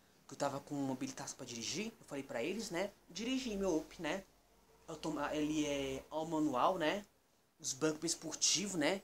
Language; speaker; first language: Portuguese; native; Portuguese